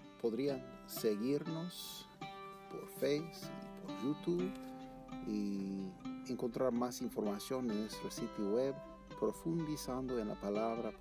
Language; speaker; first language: Spanish; non-native, fluent; English